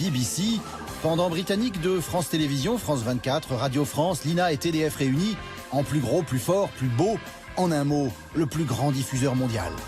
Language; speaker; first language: French; native; French